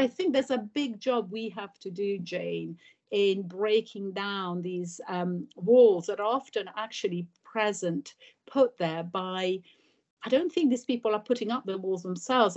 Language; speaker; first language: English; early bilingual, other home language; Italian